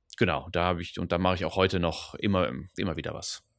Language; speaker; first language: German; non-native, local second language; Dutch